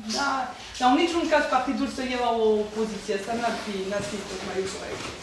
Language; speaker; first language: Romanian; non-native, fluent; French